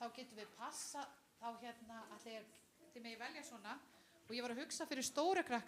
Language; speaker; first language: Icelandic; non-native, learner; Spanish